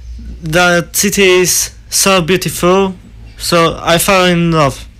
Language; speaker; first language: English; non-native, learner; Polish